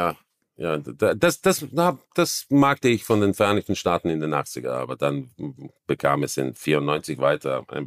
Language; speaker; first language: German; non-native, fluent; Croatian